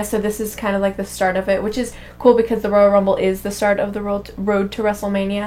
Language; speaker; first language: English; native; English